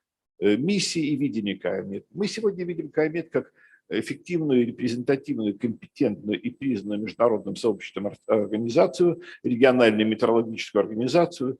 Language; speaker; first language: Russian; native; Russian